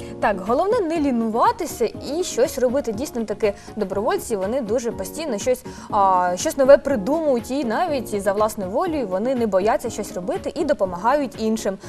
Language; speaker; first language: Ukrainian; native; Ukrainian